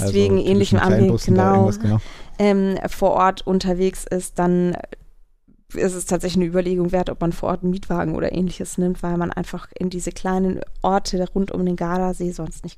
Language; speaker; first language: German; native; German